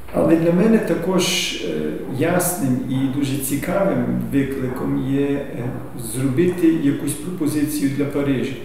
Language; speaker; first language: Ukrainian; early bilingual, heritage; Ukrainian